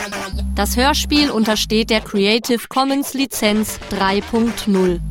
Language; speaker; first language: German; native; German